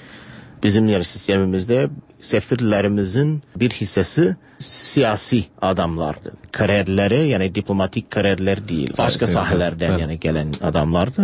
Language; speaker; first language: Turkish; non-native, fluent; English